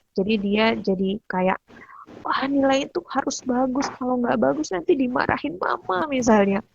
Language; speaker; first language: Indonesian; native; Indonesian